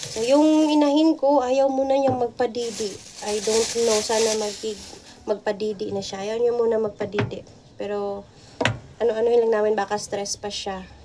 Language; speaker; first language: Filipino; non-native, local second language; Cebuano